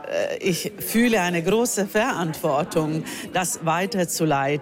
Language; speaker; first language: German; non-native, learner; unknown